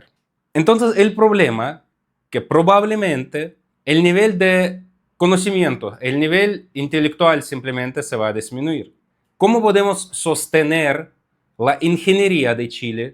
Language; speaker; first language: Spanish; non-native, fluent; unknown